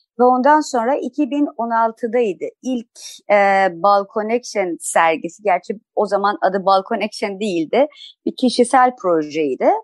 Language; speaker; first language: Turkish; non-native, fluent; Persian